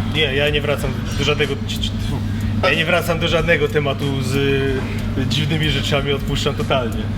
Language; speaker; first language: Polish; native; Polish